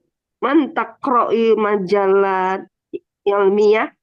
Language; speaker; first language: Arabic; non-native, learner; Indonesian